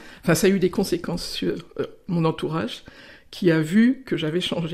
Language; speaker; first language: French; native; French